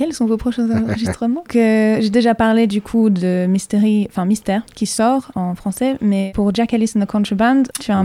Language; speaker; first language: French; native; French